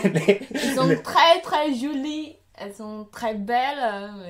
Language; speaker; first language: French; non-native, learner; Khmer